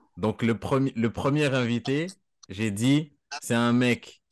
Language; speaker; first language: French; native; French